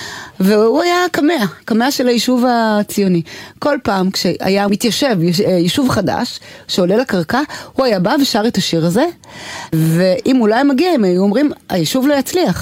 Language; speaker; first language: Hebrew; native; Hebrew